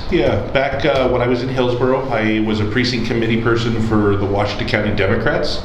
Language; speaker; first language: English; native; English